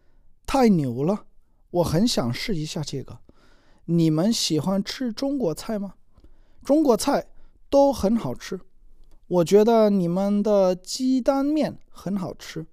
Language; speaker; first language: Chinese; non-native, learner; English